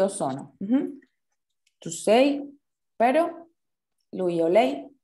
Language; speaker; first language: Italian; non-native, fluent; Spanish